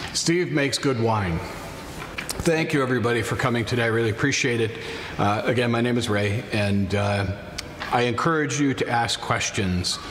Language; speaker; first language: English; native; English